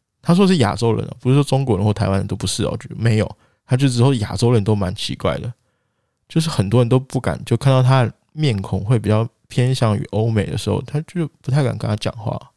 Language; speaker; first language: Chinese; non-native, local second language; Wu Chinese